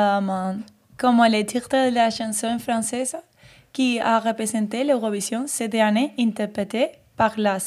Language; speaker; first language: French; non-native, learner; Spanish